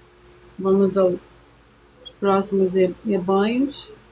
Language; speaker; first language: Portuguese; native; Portuguese